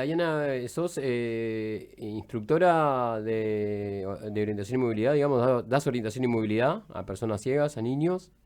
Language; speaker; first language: Spanish; native; Spanish